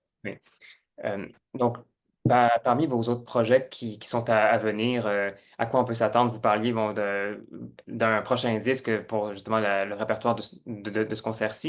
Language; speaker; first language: French; native; French